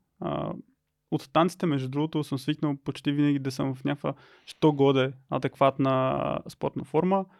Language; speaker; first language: Bulgarian; native; Bulgarian